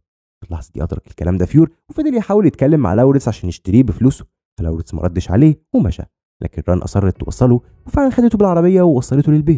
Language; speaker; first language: Arabic; native; Arabic